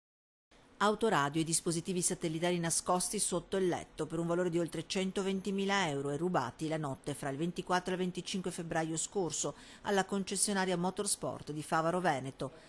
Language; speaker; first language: Italian; native; Italian